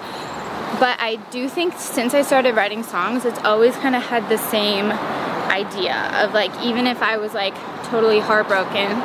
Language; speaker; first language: English; native; English